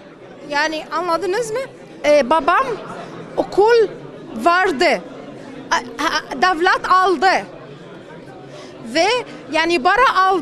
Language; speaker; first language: Turkish; non-native, learner; Arabic